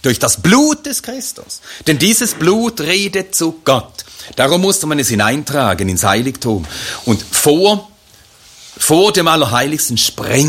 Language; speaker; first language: German; native; German